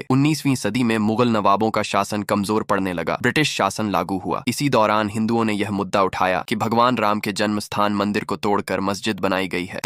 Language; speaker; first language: Hindi; native; Hindi